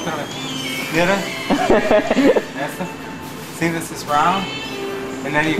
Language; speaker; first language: Spanish; non-native, learner; English